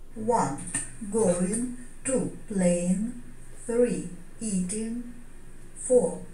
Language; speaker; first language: English; non-native, fluent; Ukrainian